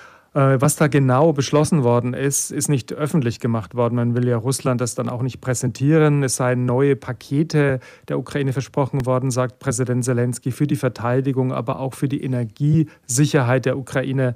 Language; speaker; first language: German; native; German